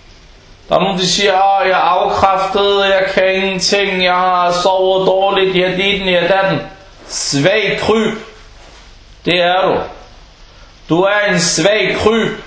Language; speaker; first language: Danish; non-native, local second language; Arabic